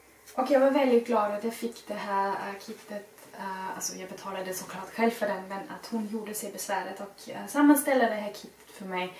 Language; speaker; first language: Swedish; non-native, fluent; German